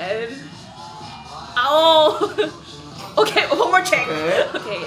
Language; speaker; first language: English; non-native, learner; Korean